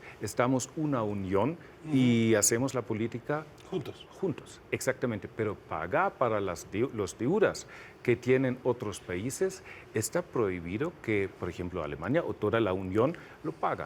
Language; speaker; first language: Spanish; non-native, fluent; German